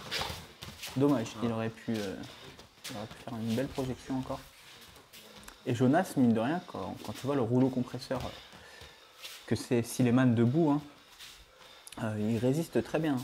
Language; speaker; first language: French; native; French